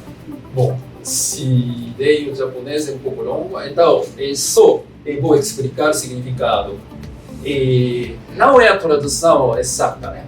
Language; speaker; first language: Portuguese; non-native, fluent; Japanese